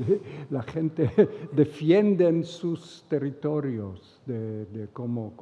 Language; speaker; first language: Spanish; non-native, fluent; Hebrew